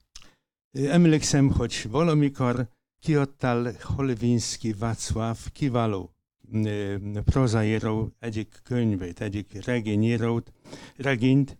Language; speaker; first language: Hungarian; non-native, fluent; Polish